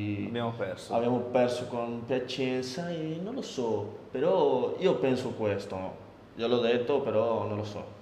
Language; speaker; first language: Italian; non-native, learner; Spanish